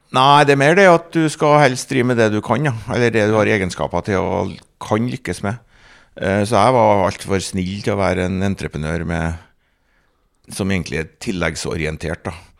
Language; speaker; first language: Norwegian; native; Norwegian